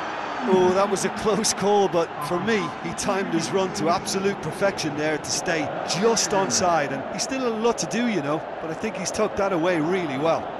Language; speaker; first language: English; native; English